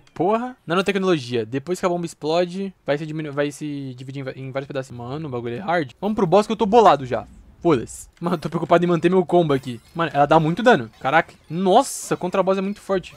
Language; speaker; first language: Portuguese; native; Portuguese